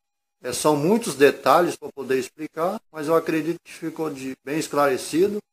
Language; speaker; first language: Portuguese; native; Portuguese